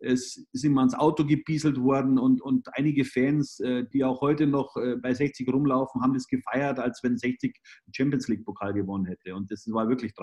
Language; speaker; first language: German; native; German